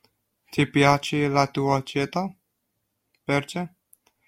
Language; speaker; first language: Italian; non-native, learner; English